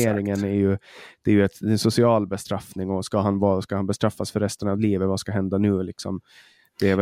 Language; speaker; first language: Swedish; native; Swedish